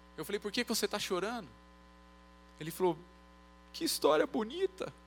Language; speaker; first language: Portuguese; early bilingual, other home language; English